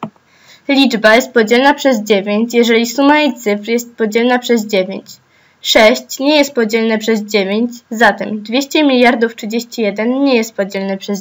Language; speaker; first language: Polish; native; Polish